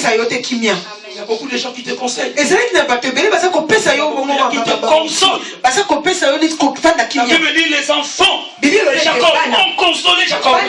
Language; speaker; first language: French; non-native, local second language; Lingala